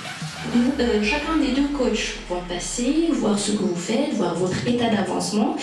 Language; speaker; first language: French; non-native, local second language; Arabic